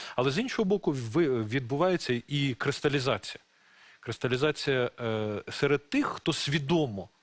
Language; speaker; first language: Ukrainian; non-native, local second language; Russian